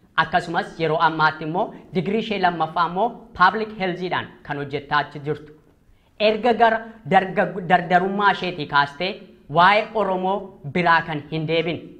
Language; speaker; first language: Oromo; native; Oromo